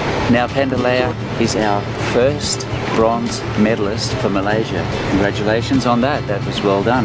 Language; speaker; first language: English; native; English